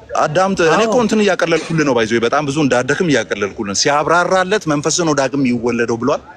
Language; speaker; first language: Amharic; non-native, local second language; Oromo